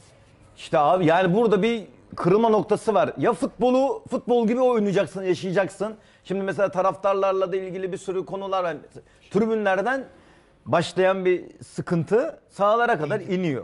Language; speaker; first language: Turkish; native; Turkish